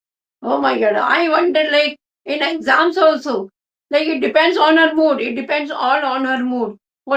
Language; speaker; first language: English; non-native, local second language; Hindi